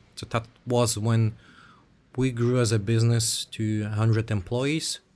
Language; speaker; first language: English; early bilingual, other home language; Russian